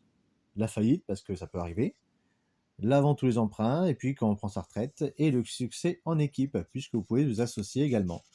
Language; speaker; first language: French; native; French